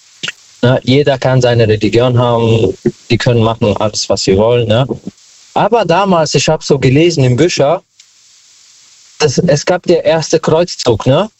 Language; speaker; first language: German; non-native, learner; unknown